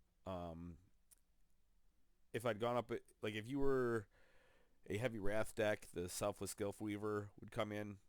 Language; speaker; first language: English; native; English